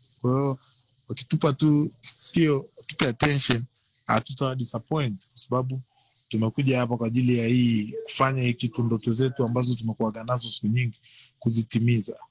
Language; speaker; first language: Swahili; native; Swahili